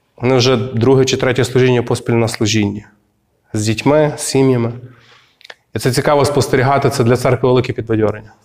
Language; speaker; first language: Ukrainian; native; Ukrainian